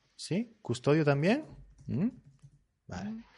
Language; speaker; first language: Spanish; native; Spanish